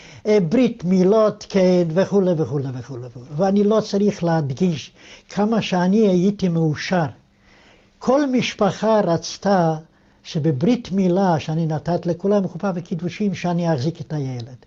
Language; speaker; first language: Hebrew; non-native, fluent; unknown